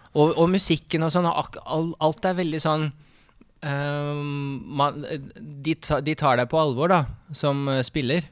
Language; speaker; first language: Norwegian; early bilingual, other home language; Russian